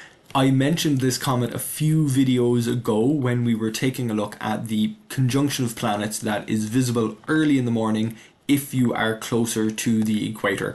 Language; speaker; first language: English; native; English